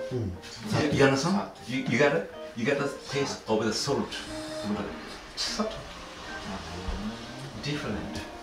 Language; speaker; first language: English; non-native, learner; Japanese